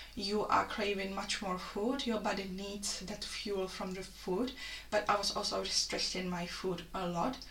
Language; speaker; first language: English; non-native, fluent; Czech